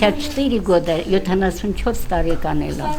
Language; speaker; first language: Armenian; non-native, local second language; Assyrian Neo-Aramaic